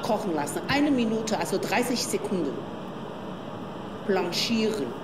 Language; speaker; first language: German; non-native, learner; Chinese